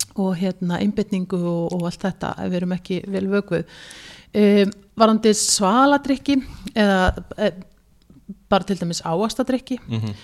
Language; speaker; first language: Icelandic; early bilingual, heritage; Icelandic